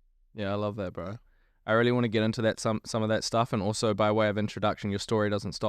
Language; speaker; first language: English; native; English